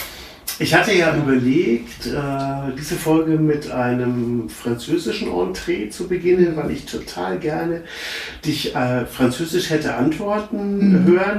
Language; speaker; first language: German; native; German